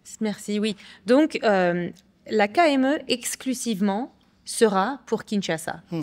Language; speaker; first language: French; early bilingual, other home language; English